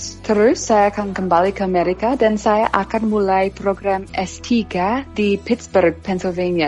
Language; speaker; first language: Indonesian; non-native, fluent; English